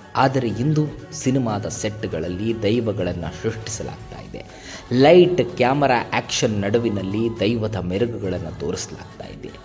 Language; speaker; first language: Kannada; non-native, local second language; Tulu